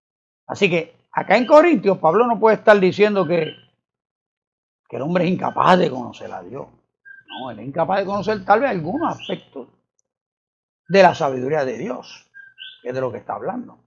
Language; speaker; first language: Spanish; native; Spanish